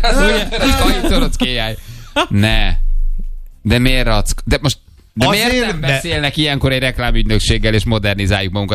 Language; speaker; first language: Hungarian; native; Hungarian